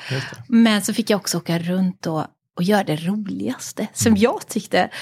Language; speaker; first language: Swedish; native; Swedish